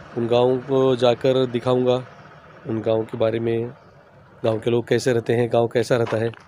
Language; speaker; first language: Hindi; non-native, local second language; Urdu